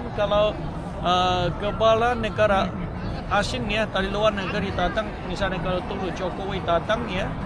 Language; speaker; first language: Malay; non-native, fluent; Chinese